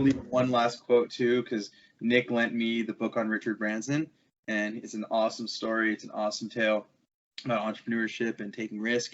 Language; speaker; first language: English; native; English